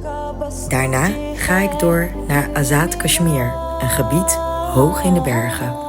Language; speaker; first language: Dutch; early bilingual, other home language; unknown